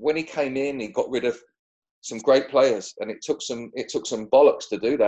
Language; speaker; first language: English; native; English